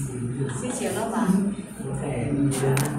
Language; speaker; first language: Chinese; non-native, learner; Vietnamese